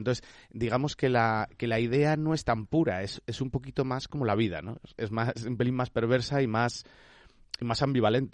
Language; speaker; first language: Spanish; native; Spanish